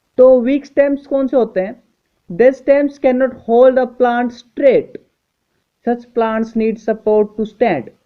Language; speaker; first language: Hindi; native; Hindi